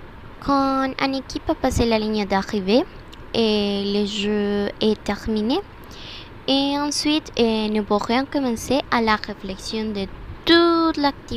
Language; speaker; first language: French; non-native, learner; Spanish